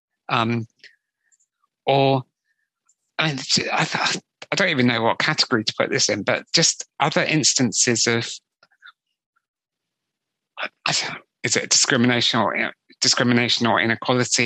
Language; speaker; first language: English; native; English